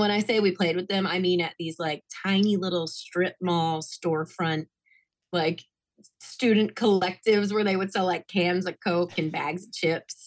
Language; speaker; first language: English; native; English